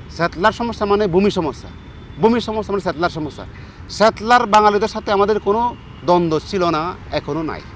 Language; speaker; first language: Bangla; non-native, local second language; Chakma